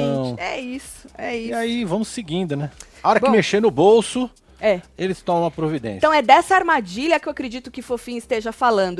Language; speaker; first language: Portuguese; native; Portuguese